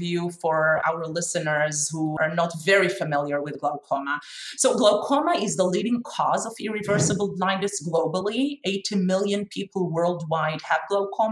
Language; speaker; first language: English; non-native, fluent; Hebrew